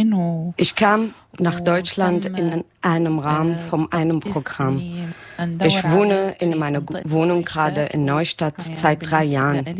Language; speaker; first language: German; non-native, learner; Arabic